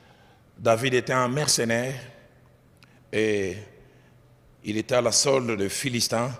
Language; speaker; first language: French; non-native, local second language; Lingala